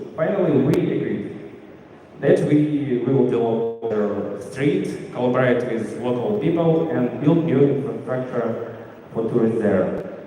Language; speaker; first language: English; non-native, learner; Russian